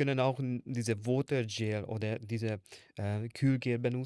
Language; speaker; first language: German; non-native, learner; Hungarian